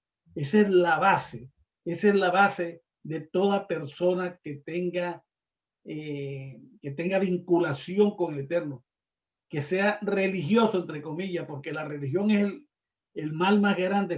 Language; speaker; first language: Spanish; native; Spanish